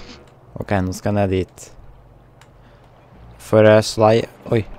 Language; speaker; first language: Norwegian; native; Norwegian